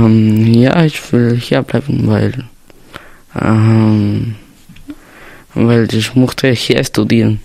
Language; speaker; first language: German; non-native, learner; Spanish